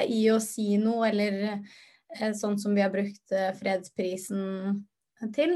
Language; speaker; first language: Norwegian; native; Norwegian